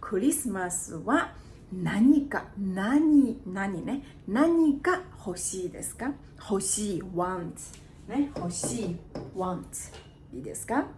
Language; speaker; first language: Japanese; non-native, fluent; Chinese